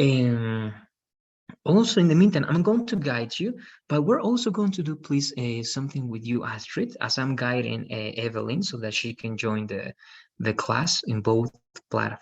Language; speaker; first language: English; non-native, fluent; Spanish